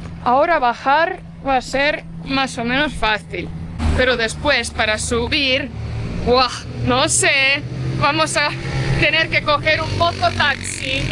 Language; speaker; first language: Spanish; non-native, fluent; Estonian